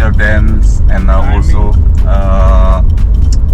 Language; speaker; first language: English; non-native, learner; Indonesian